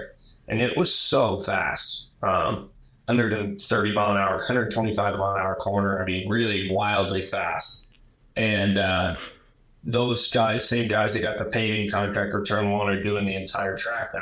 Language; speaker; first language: English; native; English